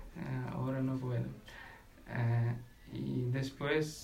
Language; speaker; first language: Spanish; non-native, learner; Ukrainian